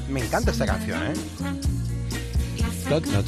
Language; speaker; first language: Spanish; native; Spanish